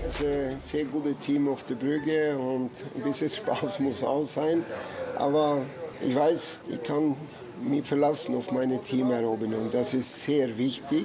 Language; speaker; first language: German; non-native, fluent; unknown